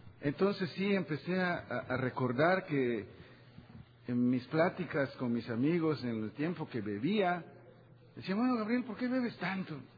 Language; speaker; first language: Spanish; native; Spanish